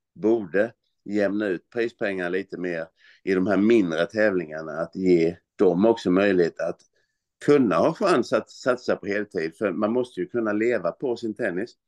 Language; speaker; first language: Swedish; native; Swedish